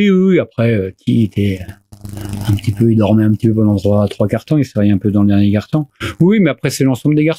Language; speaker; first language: French; native; French